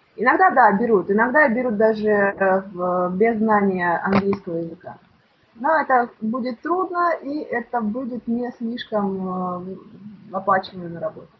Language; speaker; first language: Russian; native; Russian